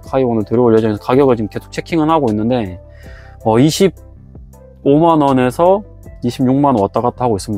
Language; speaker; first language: Korean; native; Korean